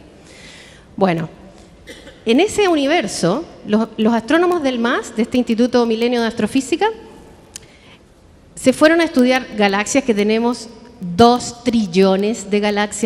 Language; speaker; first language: Spanish; native; Spanish